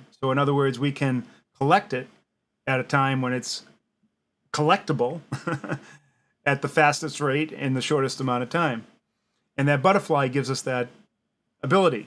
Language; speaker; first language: English; native; English